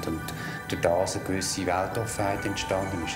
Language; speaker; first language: German; native; German